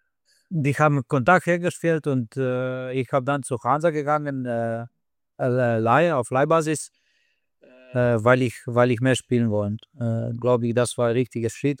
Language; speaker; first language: German; non-native, fluent; Slovenian